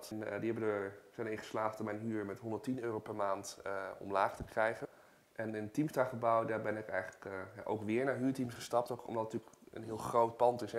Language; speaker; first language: Dutch; native; Dutch